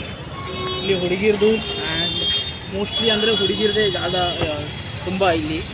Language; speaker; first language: Kannada; early bilingual, heritage; Kannada